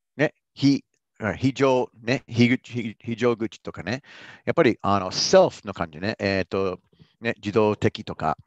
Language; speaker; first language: Japanese; non-native, fluent; English